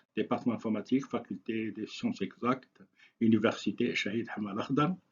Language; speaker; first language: French; non-native, local second language; Arabic